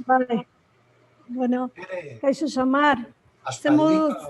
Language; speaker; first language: Basque; non-native, learner; Spanish